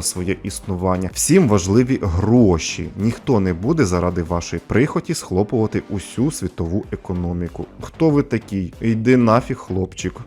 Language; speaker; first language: Ukrainian; non-native, local second language; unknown